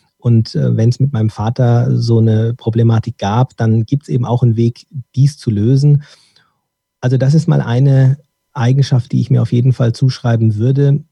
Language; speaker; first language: German; early bilingual, other home language; Turkish